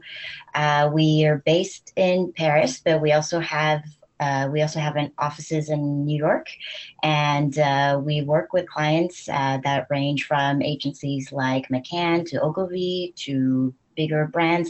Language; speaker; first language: English; native; English